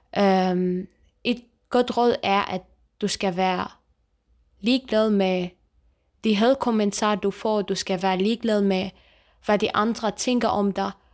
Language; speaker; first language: Danish; non-native, fluent; Kurdish